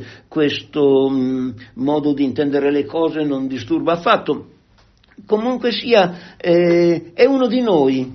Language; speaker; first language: Italian; native; Italian